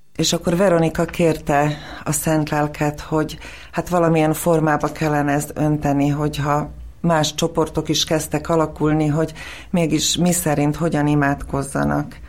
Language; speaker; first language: Hungarian; non-native, local second language; Slovak